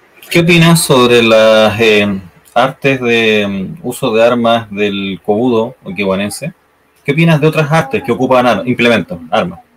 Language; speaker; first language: Spanish; native; Spanish